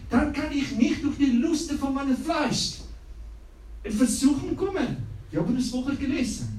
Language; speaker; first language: German; non-native, learner; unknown